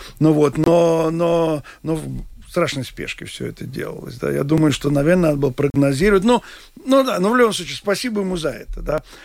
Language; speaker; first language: Russian; non-native, local second language; Latvian